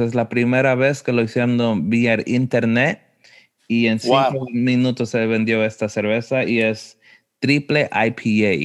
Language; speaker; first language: Spanish; early bilingual, heritage; Spanish